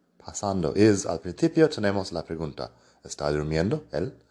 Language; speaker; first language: Spanish; non-native, fluent; English